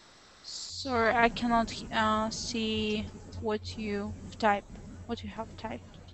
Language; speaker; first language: English; non-native, learner; Russian